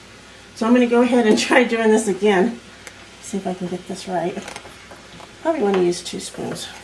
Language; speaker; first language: English; native; English